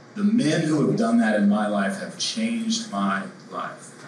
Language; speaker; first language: English; native; English